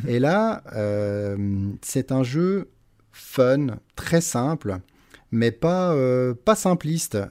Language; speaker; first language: French; native; French